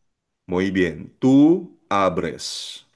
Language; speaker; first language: Spanish; non-native, fluent; Filipino